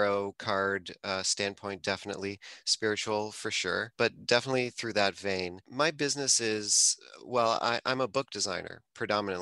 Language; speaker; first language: English; native; English